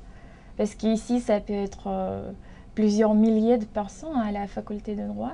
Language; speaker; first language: French; non-native, fluent; Russian